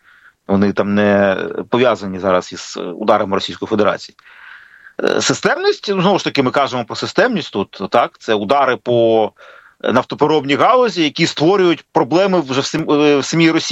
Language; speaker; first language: Ukrainian; native; Ukrainian